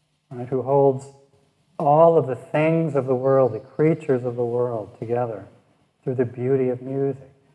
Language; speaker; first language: English; native; English